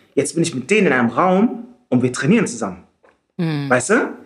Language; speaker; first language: German; native; German